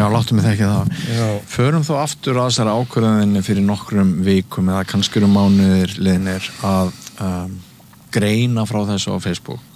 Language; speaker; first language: Icelandic; native; Icelandic